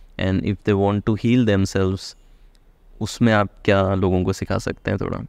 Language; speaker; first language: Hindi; native; Hindi